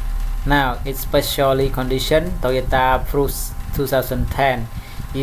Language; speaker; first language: English; non-native, learner; Khmer